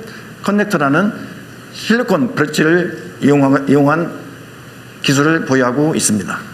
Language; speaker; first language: Korean; native; Korean